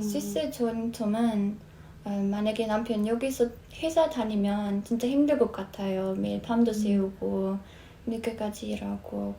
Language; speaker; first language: Korean; non-native, fluent; Swiss German